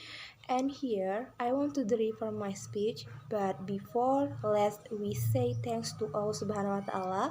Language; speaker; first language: English; non-native, learner; Indonesian